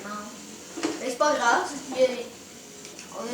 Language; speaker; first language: French; native; French